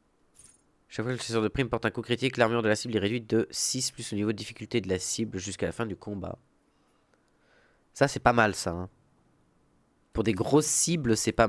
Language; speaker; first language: French; native; French